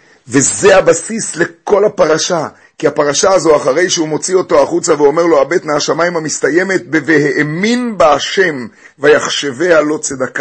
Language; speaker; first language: Hebrew; native; Hebrew